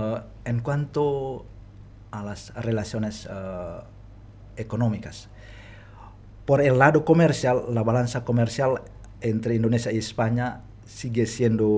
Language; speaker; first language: Spanish; non-native, fluent; Indonesian